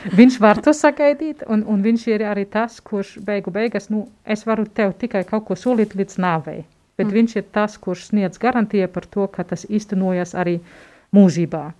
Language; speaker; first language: Latvian; non-native, fluent; German